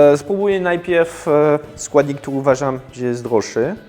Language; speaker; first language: Polish; non-native, fluent; French